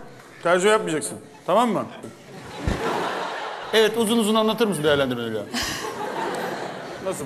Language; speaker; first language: Turkish; native; Turkish